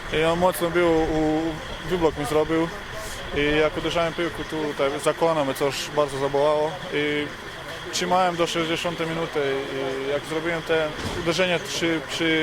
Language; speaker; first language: Polish; non-native, learner; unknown